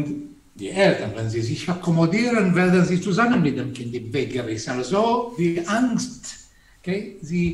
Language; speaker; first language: German; non-native, fluent; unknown